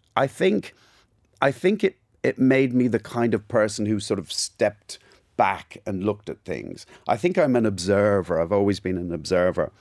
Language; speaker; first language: English; native; English